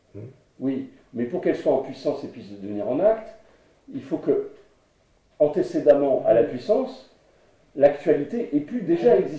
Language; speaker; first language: French; native; French